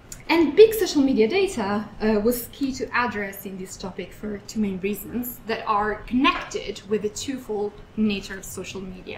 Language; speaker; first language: English; non-native, fluent; Italian